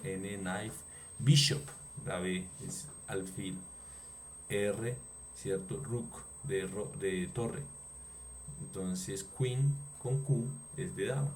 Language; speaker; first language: Spanish; native; Spanish